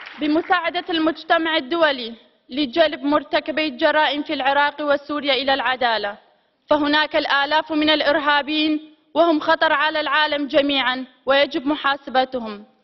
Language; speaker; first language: Arabic; non-native, local second language; Kurdish